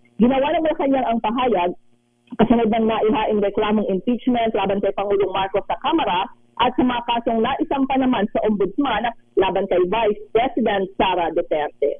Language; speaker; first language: Filipino; native; Filipino